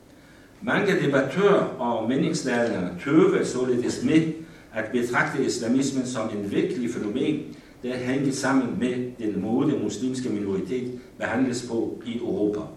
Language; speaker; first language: Danish; non-native, fluent; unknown